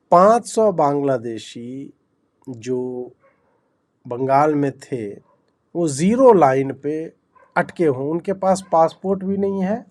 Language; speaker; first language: Hindi; native; Hindi